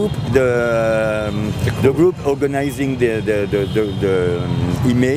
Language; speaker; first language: English; non-native, fluent; French